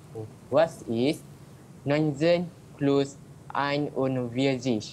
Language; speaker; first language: German; non-native, learner; Malay